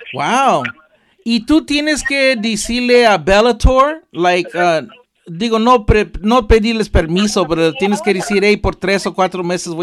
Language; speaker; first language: Spanish; early bilingual, heritage; Spanish